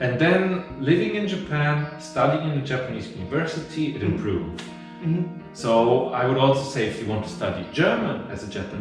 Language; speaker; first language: English; non-native, fluent; German